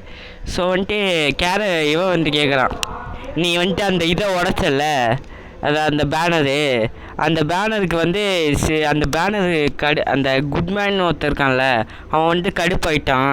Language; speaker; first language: Tamil; native; Tamil